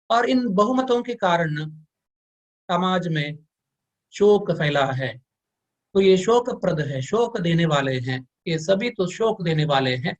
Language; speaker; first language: Hindi; non-native, local second language; Kannada